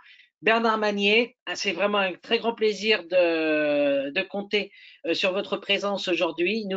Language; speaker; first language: French; native; French